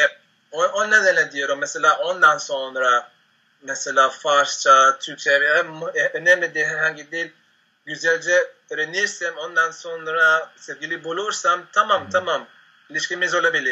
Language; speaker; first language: Turkish; non-native, fluent; Spanish